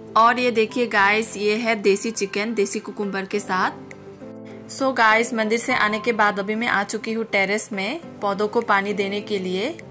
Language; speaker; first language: Hindi; non-native, local second language; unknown